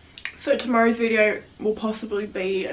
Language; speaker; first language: English; native; English